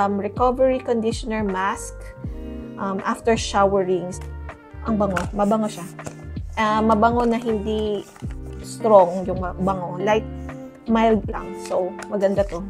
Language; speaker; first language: Filipino; non-native, local second language; Cebuano